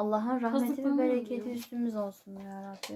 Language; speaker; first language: Turkish; native; Turkish